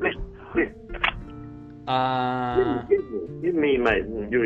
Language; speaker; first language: English; non-native, learner; Spanish